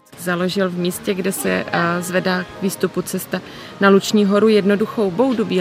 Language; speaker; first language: Czech; native; Czech